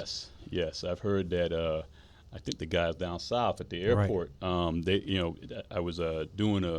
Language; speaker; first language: English; native; English